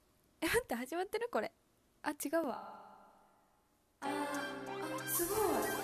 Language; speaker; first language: Japanese; native; Japanese